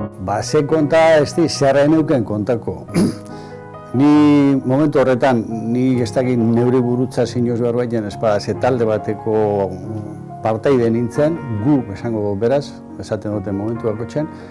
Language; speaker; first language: Basque; native; Basque